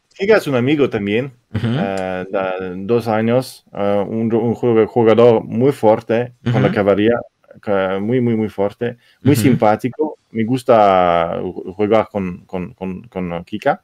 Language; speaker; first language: Spanish; non-native, learner; Italian